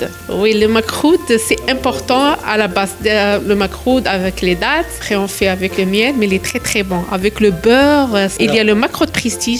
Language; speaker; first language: French; non-native, local second language; Arabic